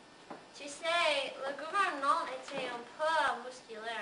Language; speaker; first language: French; non-native, learner; English